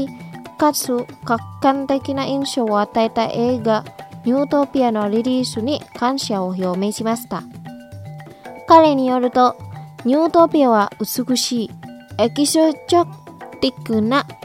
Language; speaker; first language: Japanese; non-native, fluent; Indonesian